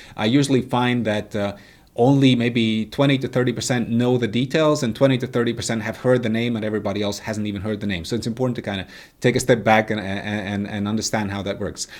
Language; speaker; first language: English; non-native, fluent; Latvian